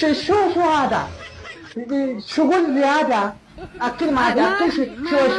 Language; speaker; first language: Arabic; non-native, learner; Amharic